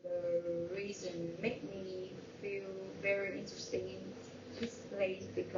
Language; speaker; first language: English; non-native, learner; Vietnamese